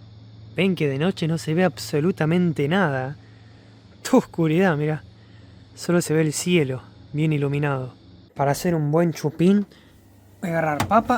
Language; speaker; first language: Spanish; native; Spanish